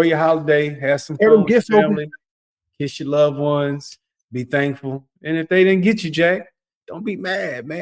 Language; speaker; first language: English; native; English